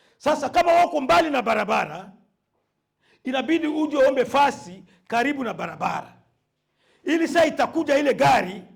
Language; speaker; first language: Swahili; native; Swahili